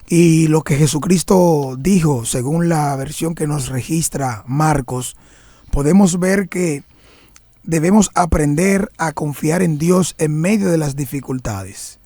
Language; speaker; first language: Spanish; native; Spanish